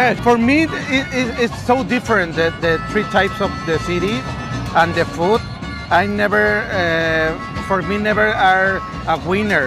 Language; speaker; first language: English; non-native, learner; Spanish